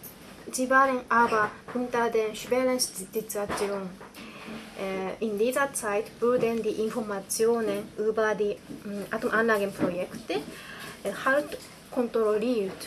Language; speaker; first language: German; non-native, learner; Japanese